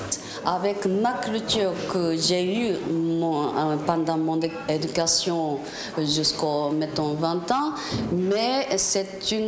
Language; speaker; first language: French; non-native, fluent; Japanese